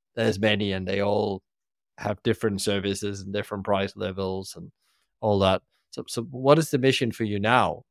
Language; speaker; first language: English; non-native, fluent; Danish